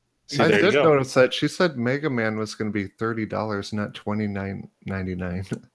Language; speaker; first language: English; native; English